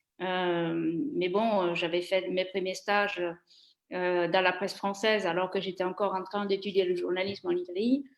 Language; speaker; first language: French; non-native, fluent; Italian